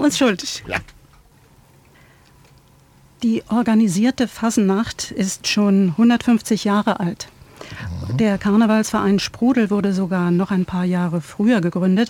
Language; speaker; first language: German; native; German